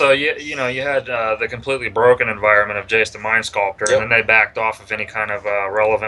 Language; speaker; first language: English; native; English